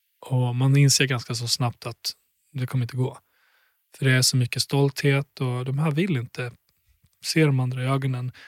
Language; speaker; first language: Swedish; early bilingual, other home language; Albanian